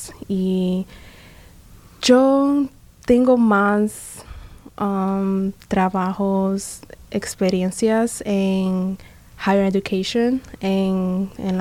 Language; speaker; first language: Spanish; early bilingual, other home language; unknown